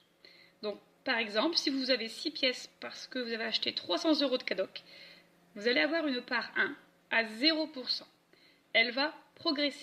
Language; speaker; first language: French; native; French